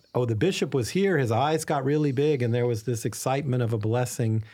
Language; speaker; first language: English; native; English